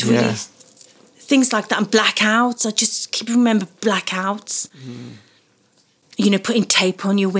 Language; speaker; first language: English; early bilingual, other home language; Persian